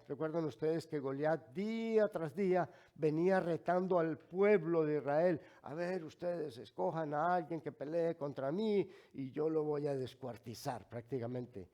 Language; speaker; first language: Spanish; native; Spanish